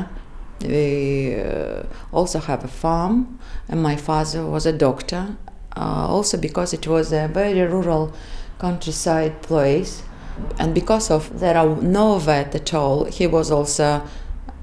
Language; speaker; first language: English; non-native, fluent; Kyrgyz